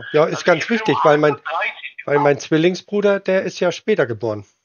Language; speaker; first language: German; native; German